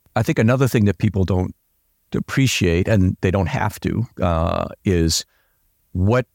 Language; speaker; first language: English; native; English